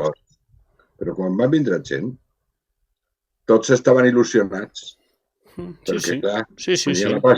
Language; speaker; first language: Catalan; non-native, local second language; Spanish